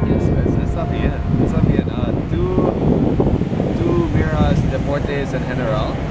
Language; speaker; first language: Spanish; non-native, learner; English